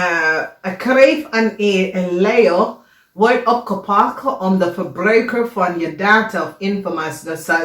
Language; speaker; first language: Dutch; non-native, learner; English